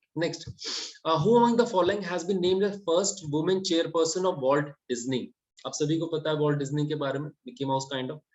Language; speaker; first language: Hindi; native; Hindi